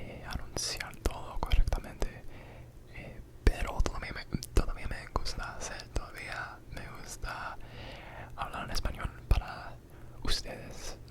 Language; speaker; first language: Spanish; non-native, learner; English